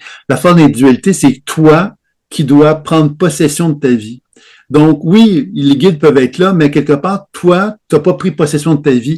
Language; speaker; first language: French; native; French